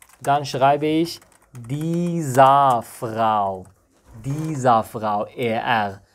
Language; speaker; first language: German; non-native, fluent; Persian